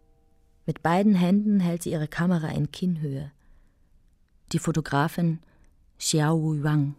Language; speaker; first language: German; native; German